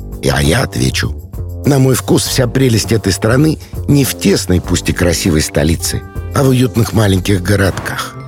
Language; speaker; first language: Russian; native; Russian